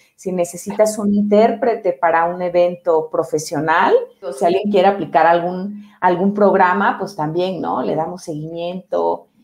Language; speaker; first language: Spanish; native; Spanish